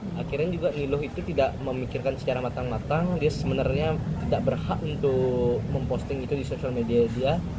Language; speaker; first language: Indonesian; native; Indonesian